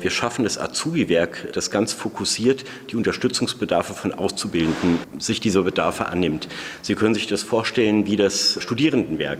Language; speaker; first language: German; native; German